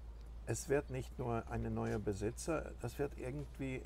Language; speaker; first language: German; non-native, fluent; Swedish